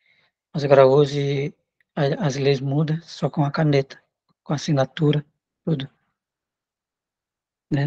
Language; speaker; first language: Portuguese; non-native, local second language; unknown